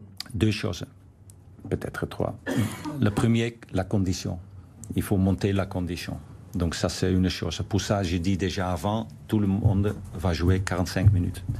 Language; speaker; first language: French; non-native, fluent; Dutch